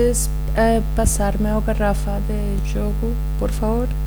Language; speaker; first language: Spanish; non-native, learner; Portuguese